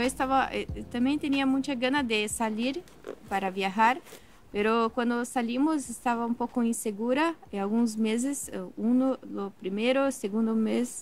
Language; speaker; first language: Spanish; non-native, learner; Portuguese